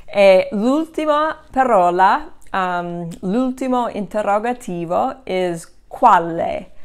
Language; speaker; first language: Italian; non-native, fluent; English